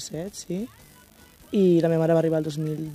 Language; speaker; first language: Catalan; early bilingual, other home language; Wolof